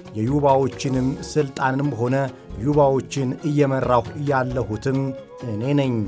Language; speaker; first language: Amharic; non-native, local second language; Oromo